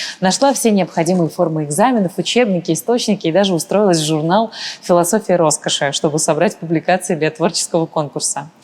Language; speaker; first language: Russian; early bilingual, other home language; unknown